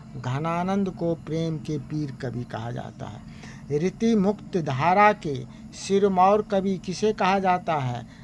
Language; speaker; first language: Hindi; native; Hindi